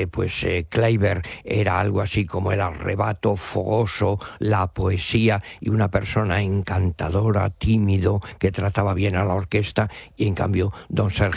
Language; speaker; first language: Spanish; native; Spanish